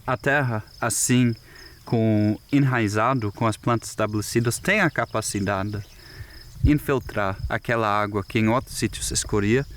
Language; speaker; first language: Portuguese; non-native, fluent; German